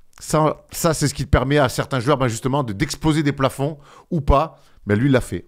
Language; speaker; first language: French; native; French